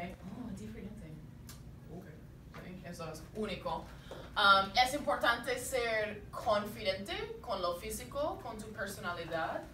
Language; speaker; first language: Spanish; non-native, fluent; English